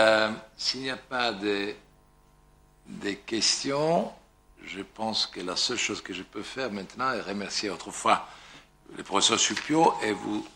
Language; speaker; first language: French; non-native, fluent; Italian